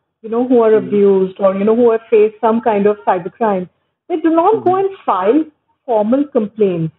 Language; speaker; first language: English; non-native, local second language; Hindi